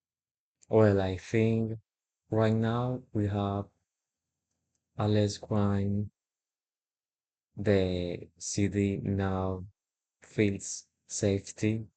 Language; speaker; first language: English; non-native, learner; Spanish